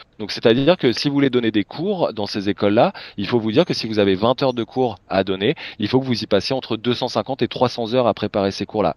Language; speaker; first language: French; native; French